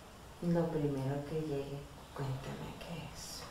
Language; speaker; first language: Spanish; native; Spanish